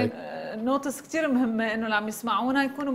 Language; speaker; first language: Arabic; native; Arabic